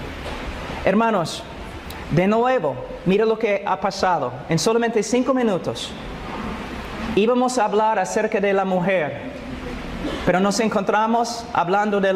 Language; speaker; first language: Spanish; non-native, fluent; English